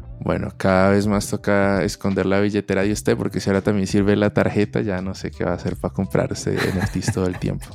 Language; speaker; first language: Spanish; native; Spanish